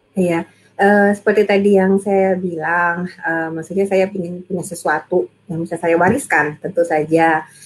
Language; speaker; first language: Indonesian; native; Indonesian